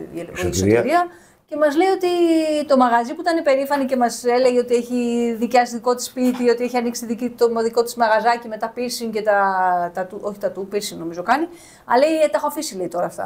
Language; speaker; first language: Greek; native; Greek